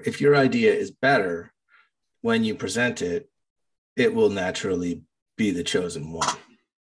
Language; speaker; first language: English; native; English